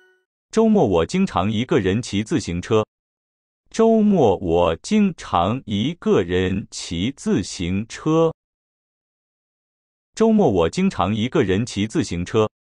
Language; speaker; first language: Chinese; non-native, learner; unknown